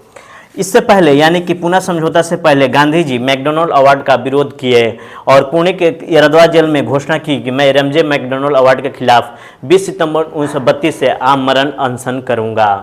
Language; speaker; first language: Hindi; native; Hindi